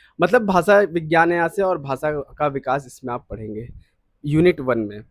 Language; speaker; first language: Hindi; native; Hindi